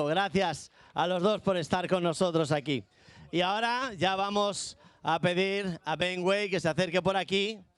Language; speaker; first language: Spanish; native; Spanish